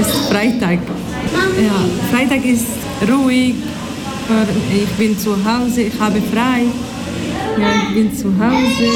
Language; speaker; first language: German; non-native, learner; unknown